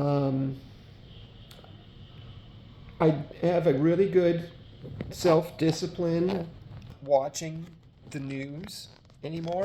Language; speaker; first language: English; native; English